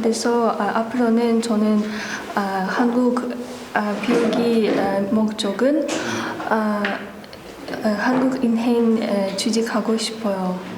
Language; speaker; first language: Korean; non-native, learner; Russian